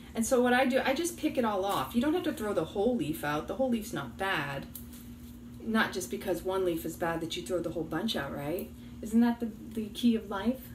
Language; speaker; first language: English; early bilingual, other home language; Italian